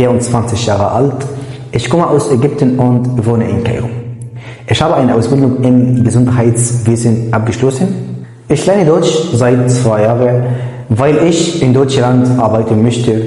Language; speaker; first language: German; non-native, fluent; Arabic